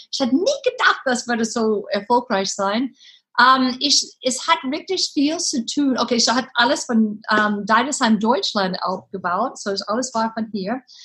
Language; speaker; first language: German; non-native, learner; English